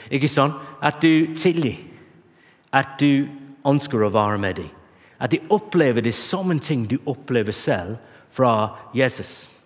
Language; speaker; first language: Norwegian; non-native, fluent; English